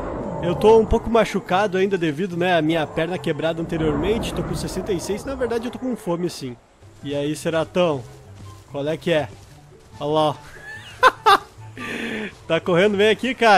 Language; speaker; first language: Portuguese; native; Portuguese